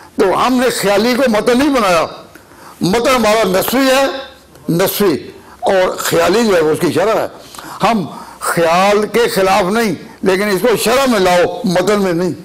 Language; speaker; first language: Urdu; non-native, local second language; Punjabi